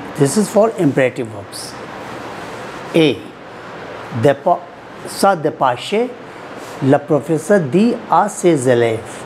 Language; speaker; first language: English; non-native, local second language; Hindi